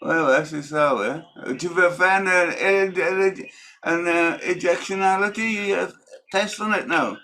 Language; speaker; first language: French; non-native, learner; English